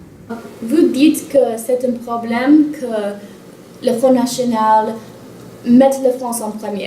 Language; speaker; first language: French; non-native, learner; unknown